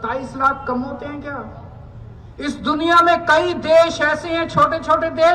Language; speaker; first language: Hindi; native; Hindi